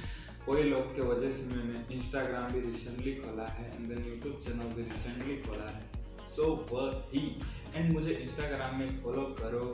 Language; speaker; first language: Hindi; non-native, local second language; Bangla